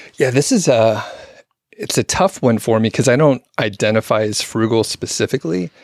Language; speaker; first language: English; early bilingual, other home language; Filipino